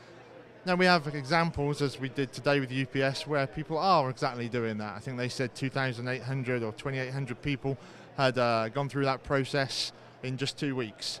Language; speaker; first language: English; native; English